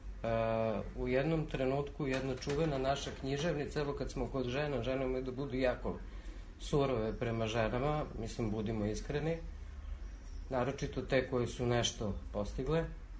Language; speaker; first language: Serbian; native; Serbian